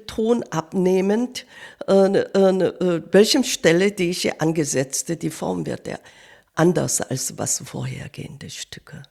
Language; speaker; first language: German; non-native, fluent; Korean